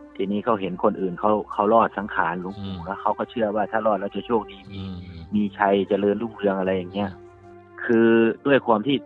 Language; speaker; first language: Thai; native; Thai